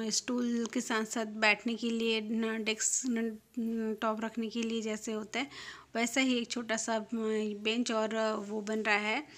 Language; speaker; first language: Hindi; non-native, local second language; Bangla